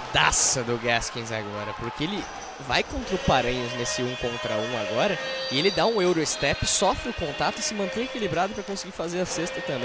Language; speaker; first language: Portuguese; native; Portuguese